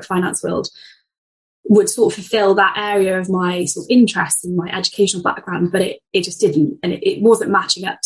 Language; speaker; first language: English; native; English